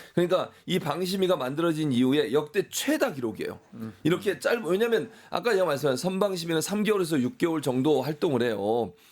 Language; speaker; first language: Korean; native; Korean